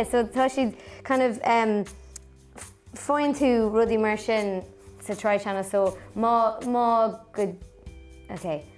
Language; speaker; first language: Irish; non-native, local second language; English